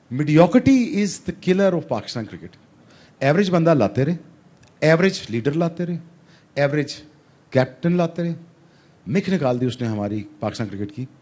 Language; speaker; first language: Urdu; non-native, local second language; Punjabi